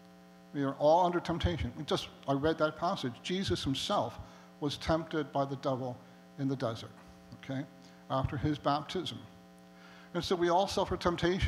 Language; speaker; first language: English; native; English